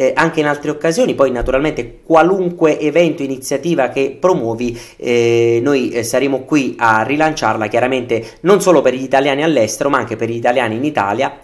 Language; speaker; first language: Italian; native; Italian